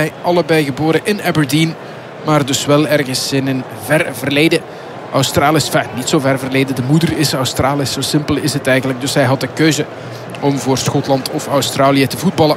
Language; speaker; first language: Dutch; native; Dutch